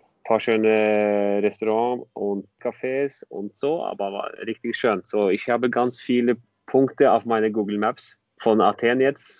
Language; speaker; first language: German; non-native, fluent; Norwegian